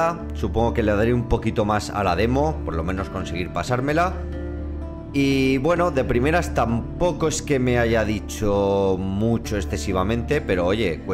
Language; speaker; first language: Spanish; native; Spanish